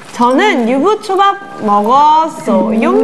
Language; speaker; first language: Korean; native; Korean